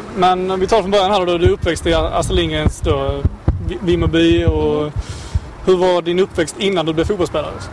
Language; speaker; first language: Swedish; native; Swedish